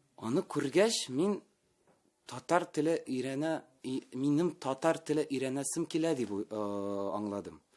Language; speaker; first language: Tatar; non-native, local second language; Russian